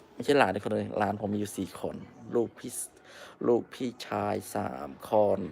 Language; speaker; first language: Thai; non-native, fluent; Khmer